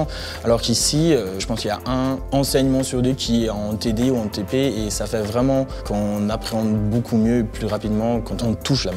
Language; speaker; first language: French; non-native, fluent; German